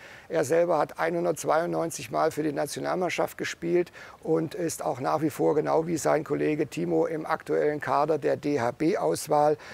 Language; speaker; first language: German; native; German